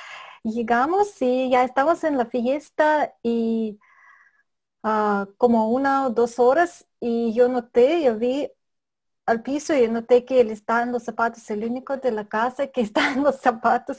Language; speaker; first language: Spanish; non-native, fluent; Russian